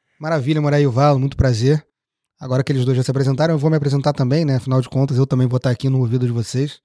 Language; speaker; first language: Portuguese; native; Portuguese